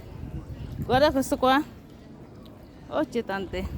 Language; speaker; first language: Italian; non-native, learner; Filipino